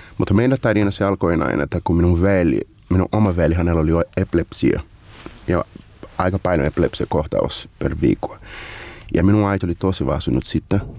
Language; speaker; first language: Finnish; non-native, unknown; Portuguese